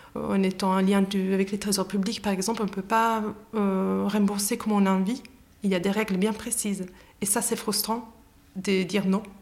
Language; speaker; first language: French; non-native, fluent; Italian